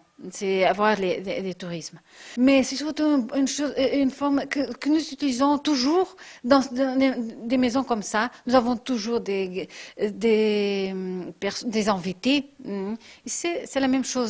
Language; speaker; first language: French; non-native, fluent; Portuguese